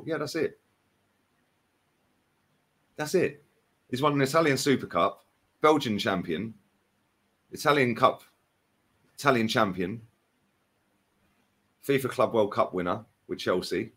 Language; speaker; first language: English; native; English